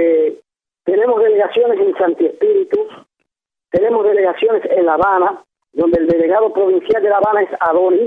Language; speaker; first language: Spanish; native; Spanish